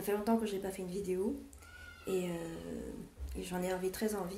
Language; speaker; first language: French; non-native, fluent; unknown